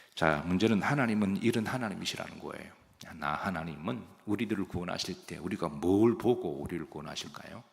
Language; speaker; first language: Korean; native; Korean